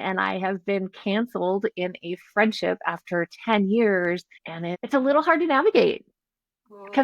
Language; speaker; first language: English; native; English